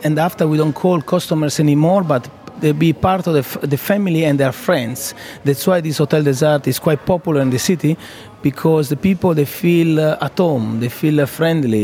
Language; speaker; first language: English; non-native, fluent; Italian